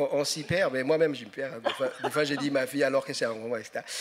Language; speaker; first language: French; non-native, local second language; Somali